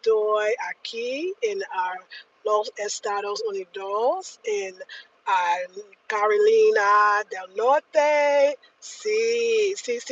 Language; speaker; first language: Spanish; non-native, learner; English